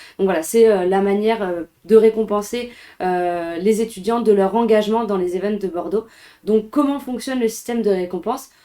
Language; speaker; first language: French; native; French